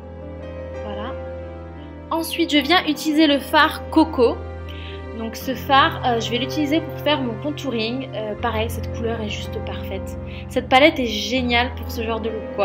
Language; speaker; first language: French; native; French